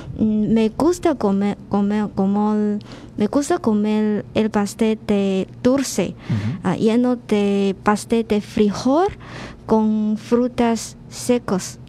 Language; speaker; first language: Spanish; non-native, learner; Chinese